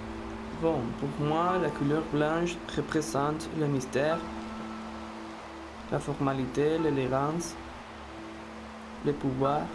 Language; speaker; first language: French; non-native, fluent; Spanish